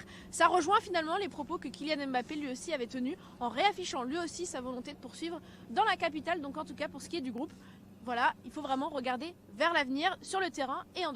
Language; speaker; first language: French; native; French